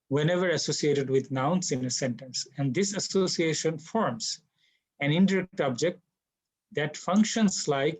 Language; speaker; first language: English; non-native, local second language; Bangla